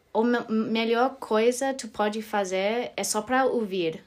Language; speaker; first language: Portuguese; non-native, fluent; English